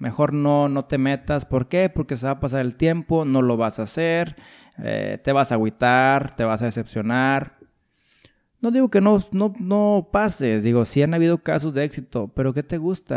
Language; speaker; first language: Spanish; native; Spanish